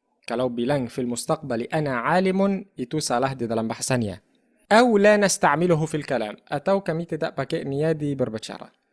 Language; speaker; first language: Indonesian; non-native, fluent; Arabic